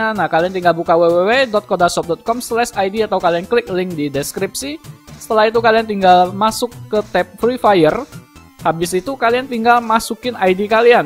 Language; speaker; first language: Indonesian; native; Indonesian